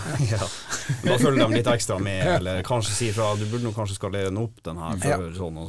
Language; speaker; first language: Norwegian; native; Norwegian